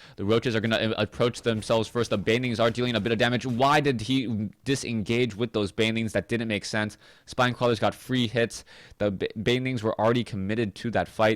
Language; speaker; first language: English; native; English